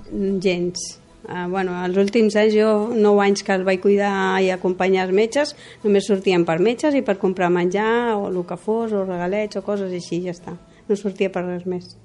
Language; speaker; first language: Catalan; non-native, local second language; Spanish